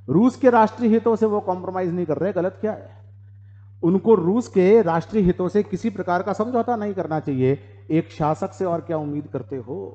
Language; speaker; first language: Hindi; native; Hindi